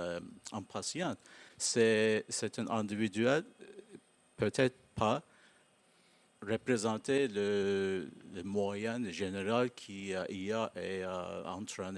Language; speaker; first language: French; non-native, learner; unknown